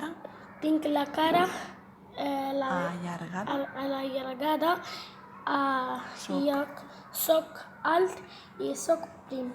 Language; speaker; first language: Catalan; non-native, learner; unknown